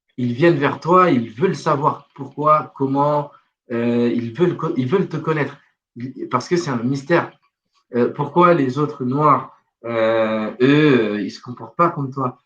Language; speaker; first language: French; non-native, local second language; Wolof